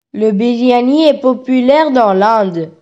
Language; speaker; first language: French; non-native, learner; Tamil